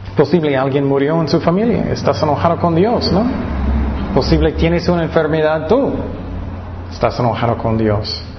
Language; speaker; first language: Spanish; non-native, fluent; English